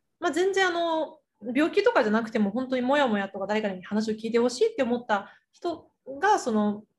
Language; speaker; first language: Japanese; early bilingual, other home language; Chinese